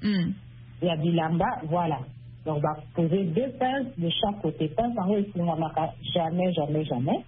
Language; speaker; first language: French; non-native, local second language; Lingala